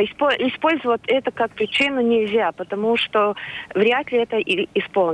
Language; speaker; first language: Russian; non-native, local second language; Latvian